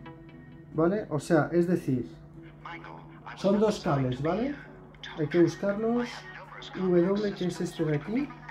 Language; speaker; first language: Spanish; native; Spanish